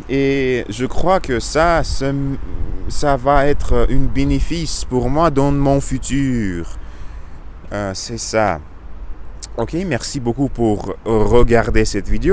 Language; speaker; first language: French; non-native, learner; Russian